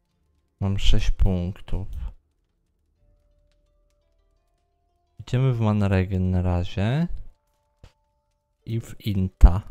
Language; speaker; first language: Polish; native; Polish